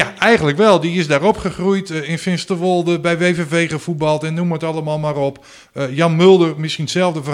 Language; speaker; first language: Dutch; native; Dutch